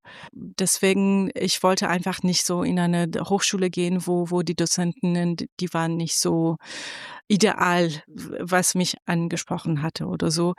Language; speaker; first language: German; non-native, fluent; Persian